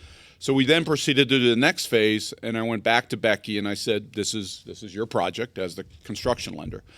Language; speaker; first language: English; native; English